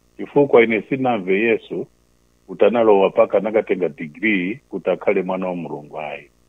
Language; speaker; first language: Nyanja; non-native, local second language; Tumbuka